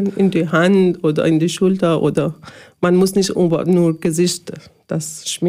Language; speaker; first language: German; non-native, learner; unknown